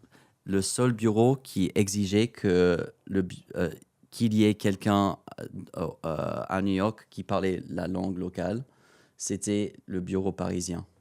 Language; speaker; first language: French; non-native, fluent; English